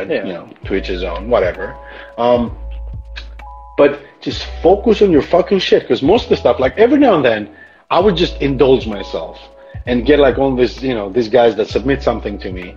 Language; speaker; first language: English; non-native, fluent; Greek